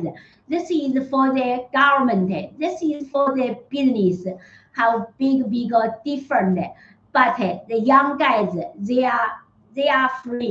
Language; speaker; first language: English; non-native, learner; Chinese